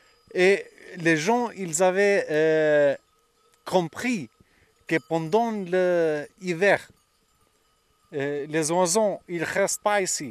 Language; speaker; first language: French; non-native, fluent; Albanian